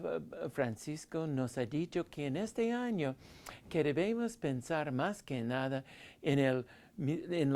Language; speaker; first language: Spanish; non-native, fluent; English